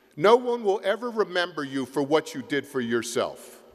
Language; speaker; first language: English; native; English